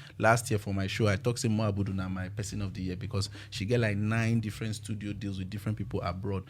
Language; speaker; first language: Nigerian Pidgin; native; Nigerian Pidgin